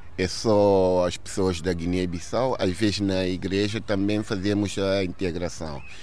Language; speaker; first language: Portuguese; non-native, local second language; Upper Guinea Crioulo